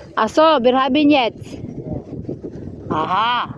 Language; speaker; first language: German; non-native, learner; Cebuano